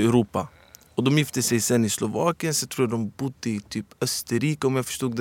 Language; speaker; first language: Swedish; early bilingual, other home language; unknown